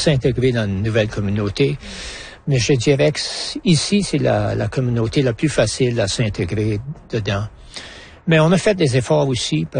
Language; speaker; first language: French; native; French